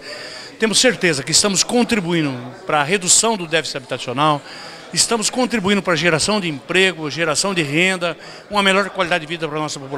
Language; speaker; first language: Portuguese; native; Portuguese